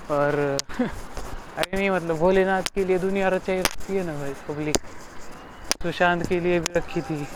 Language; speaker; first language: Hindi; non-native, local second language; Marathi